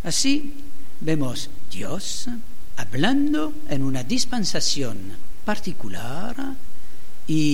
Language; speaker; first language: Spanish; non-native, learner; German